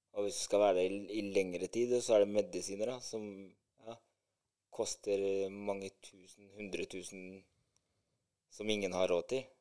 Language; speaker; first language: Norwegian; early bilingual, other home language; Albanian